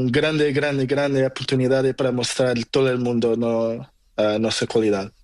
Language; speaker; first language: Spanish; non-native, learner; Portuguese